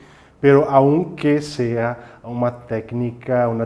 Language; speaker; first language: Spanish; non-native, fluent; Portuguese